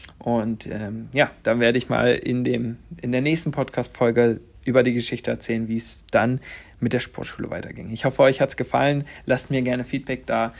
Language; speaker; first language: German; native; German